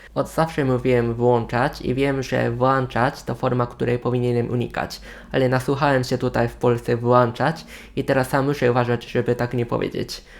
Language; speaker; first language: Polish; non-native, fluent; Japanese